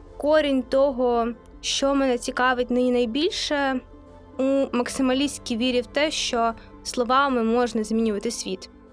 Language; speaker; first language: Ukrainian; native; Ukrainian